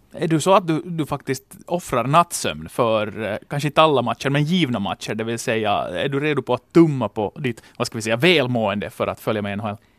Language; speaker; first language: Swedish; native; Swedish